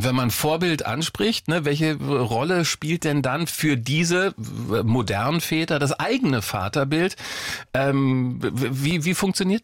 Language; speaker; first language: German; native; German